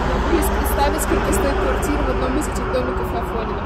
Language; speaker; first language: Russian; native; Russian